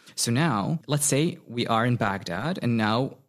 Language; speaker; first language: English; non-native, fluent; Arabic